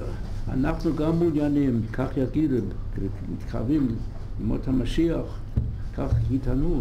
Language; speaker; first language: Hebrew; non-native, fluent; English